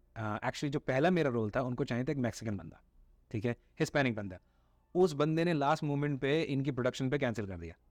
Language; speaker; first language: Urdu; native; Urdu